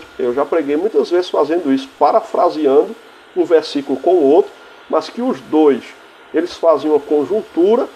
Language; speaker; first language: Portuguese; native; Portuguese